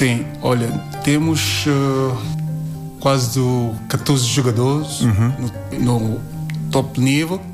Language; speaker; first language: Portuguese; non-native, learner; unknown